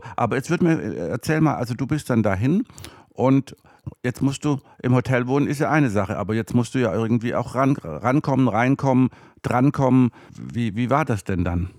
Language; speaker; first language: German; native; German